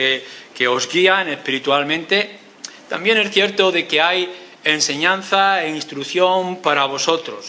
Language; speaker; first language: Spanish; native; Spanish